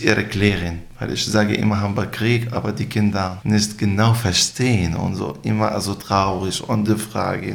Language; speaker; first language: German; non-native, learner; Arabic